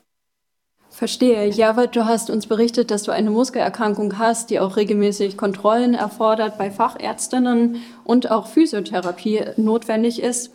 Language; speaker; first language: German; native; German